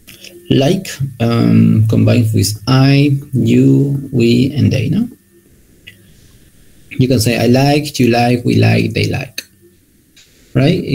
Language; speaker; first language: English; non-native, learner; Spanish